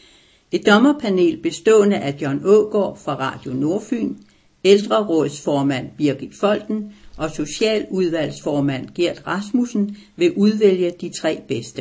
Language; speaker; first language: Danish; native; Danish